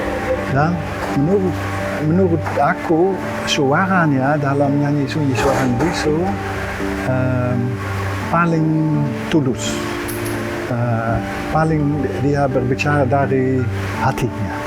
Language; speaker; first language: Indonesian; non-native, fluent; Dutch